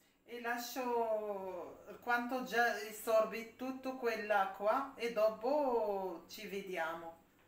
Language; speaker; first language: Italian; non-native, learner; Arabic